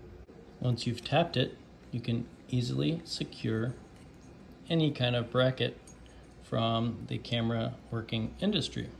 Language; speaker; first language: English; native; English